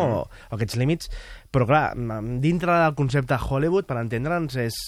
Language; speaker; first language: Catalan; native; Catalan